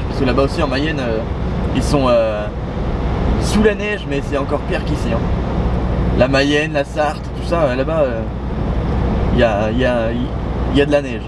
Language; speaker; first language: French; native; French